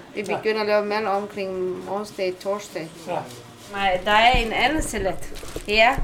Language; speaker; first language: Danish; non-native, learner; Romanian